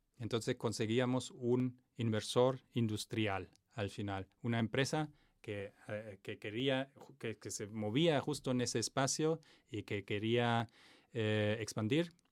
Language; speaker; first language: Spanish; non-native, fluent; German